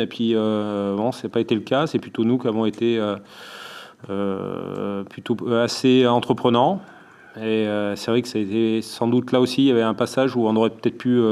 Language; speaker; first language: French; native; French